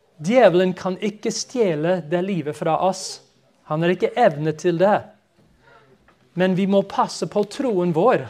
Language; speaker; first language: Norwegian; non-native, fluent; English